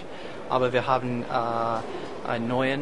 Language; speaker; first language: German; non-native, learner; English